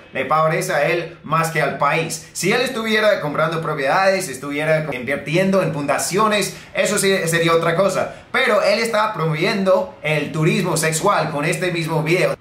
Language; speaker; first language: Spanish; non-native, fluent; English